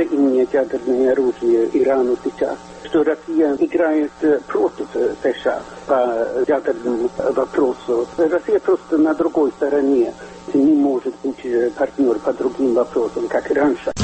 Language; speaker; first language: Russian; non-native, fluent; Swedish